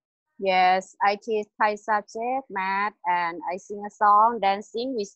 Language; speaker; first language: English; non-native, learner; Thai